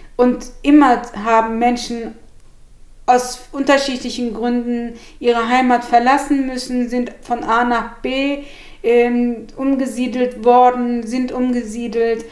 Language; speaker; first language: German; early bilingual, other home language; Turkish